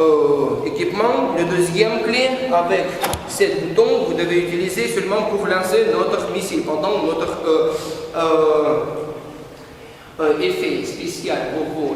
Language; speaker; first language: French; non-native, learner; Russian